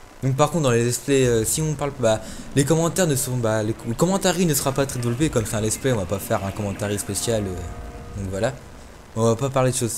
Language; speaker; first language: French; native; French